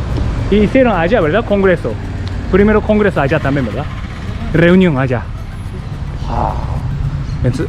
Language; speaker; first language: Spanish; non-native, learner; Japanese